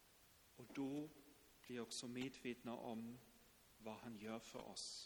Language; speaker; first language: Swedish; non-native, fluent; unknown